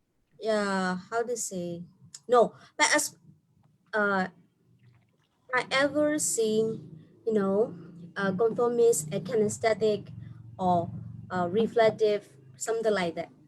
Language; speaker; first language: English; non-native, learner; Burmese